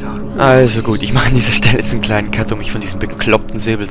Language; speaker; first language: German; native; German